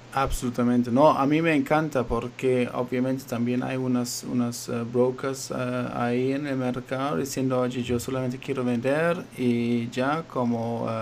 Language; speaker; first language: Spanish; non-native, fluent; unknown